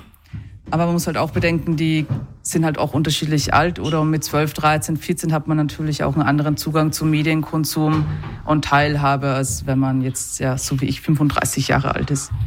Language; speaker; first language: German; native; German